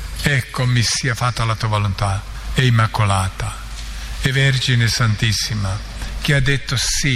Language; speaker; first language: Italian; non-native, fluent; Croatian